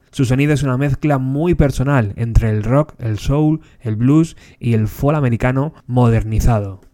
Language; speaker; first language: Spanish; native; Spanish